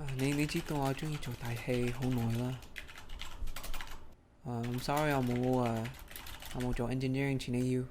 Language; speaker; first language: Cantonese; early bilingual, heritage; Cantonese